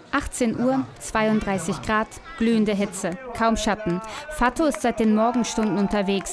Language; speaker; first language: German; native; German